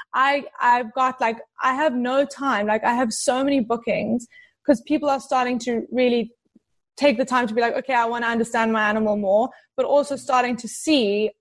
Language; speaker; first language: English; native; English